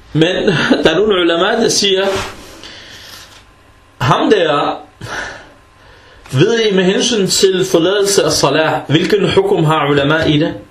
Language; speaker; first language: Danish; early bilingual, other home language; Arabic